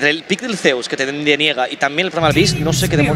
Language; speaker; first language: Spanish; native; Spanish